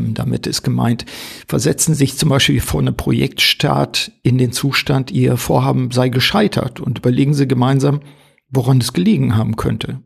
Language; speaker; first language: German; native; German